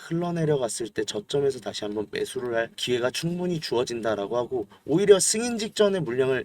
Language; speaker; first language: Korean; native; Korean